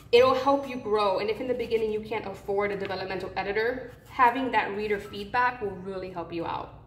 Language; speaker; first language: English; native; English